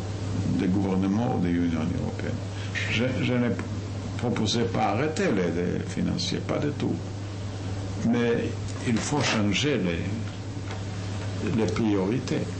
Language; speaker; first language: French; non-native, fluent; Yiddish